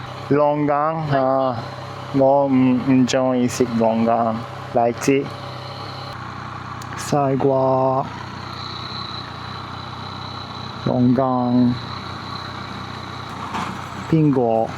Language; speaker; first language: Chinese; non-native, learner; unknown